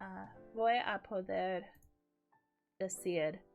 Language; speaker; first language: Spanish; non-native, learner; English